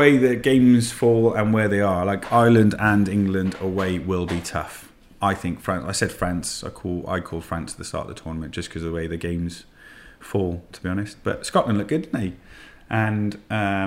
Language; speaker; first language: English; native; English